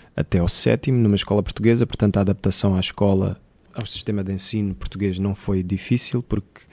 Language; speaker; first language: Portuguese; native; Portuguese